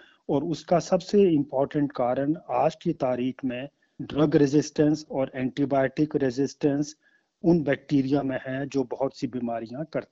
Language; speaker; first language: Hindi; native; Hindi